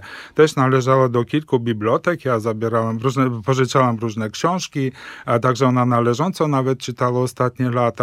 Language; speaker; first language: Polish; early bilingual, heritage; Polish